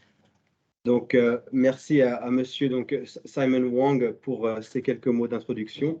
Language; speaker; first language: French; native; French